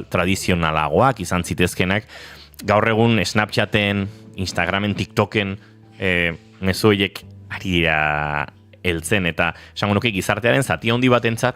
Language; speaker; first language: Basque; native; Basque